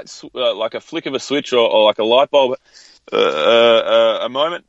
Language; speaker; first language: English; native; English